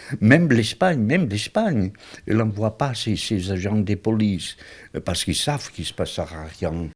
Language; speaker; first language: French; non-native, fluent; Catalan